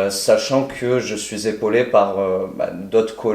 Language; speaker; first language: French; native; French